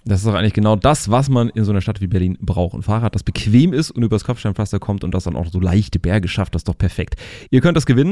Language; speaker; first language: German; native; German